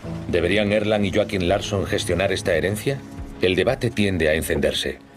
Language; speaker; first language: Spanish; native; Spanish